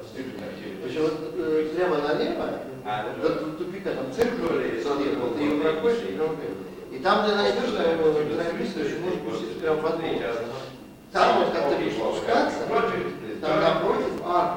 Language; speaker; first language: Russian; native; Russian